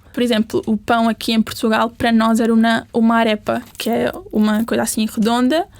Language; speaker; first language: Portuguese; early bilingual, other home language; Spanish